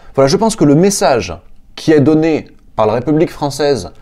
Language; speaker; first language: French; native; French